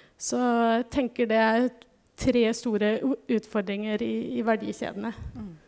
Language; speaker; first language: Norwegian; non-native, fluent; German